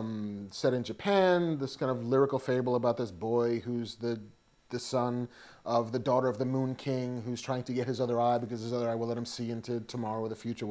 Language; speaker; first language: English; native; English